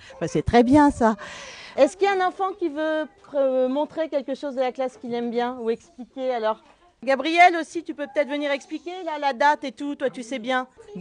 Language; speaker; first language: French; native; French